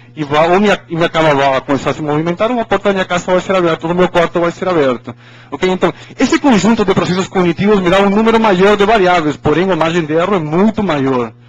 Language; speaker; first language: Portuguese; non-native, fluent; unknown